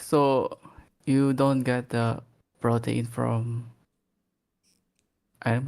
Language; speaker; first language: English; non-native, learner; Indonesian